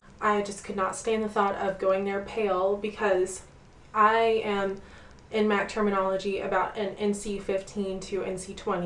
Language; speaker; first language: English; native; English